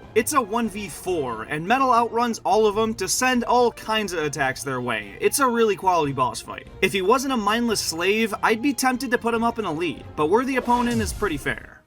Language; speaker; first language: English; native; English